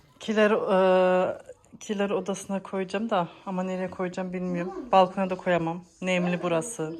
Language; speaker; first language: Turkish; early bilingual, heritage; Turkish